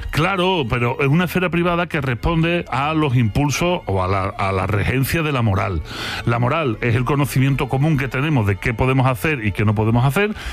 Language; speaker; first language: Spanish; native; Spanish